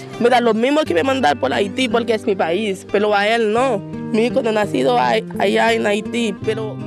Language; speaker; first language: Spanish; non-native, learner; Haitian Creole